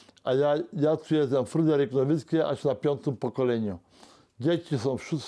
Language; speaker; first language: Polish; early bilingual, heritage; Polish